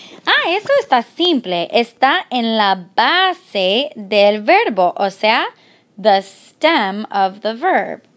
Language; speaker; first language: Spanish; non-native, fluent; English